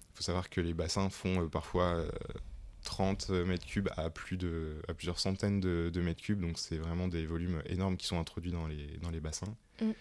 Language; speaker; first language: French; native; French